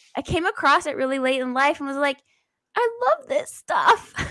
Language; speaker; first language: English; native; English